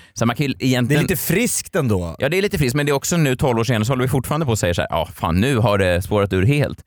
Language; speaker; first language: Swedish; native; Swedish